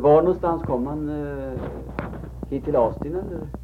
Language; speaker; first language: Swedish; native; Swedish